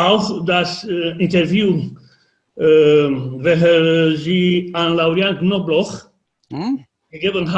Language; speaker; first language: German; non-native, learner; Romanian